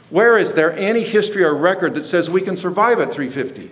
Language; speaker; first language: English; native; English